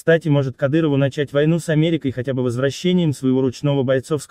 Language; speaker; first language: Russian; native; Russian